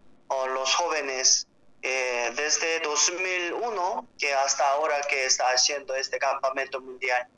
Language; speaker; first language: Spanish; non-native, learner; Korean